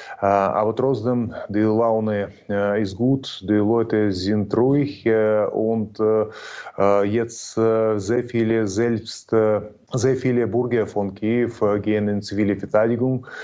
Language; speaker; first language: German; non-native, learner; Ukrainian